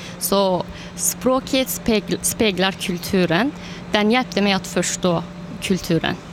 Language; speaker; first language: Swedish; non-native, fluent; Turkish